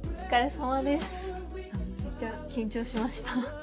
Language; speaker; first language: Japanese; native; Japanese